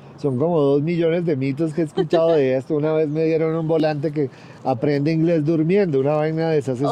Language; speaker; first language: Spanish; native; Spanish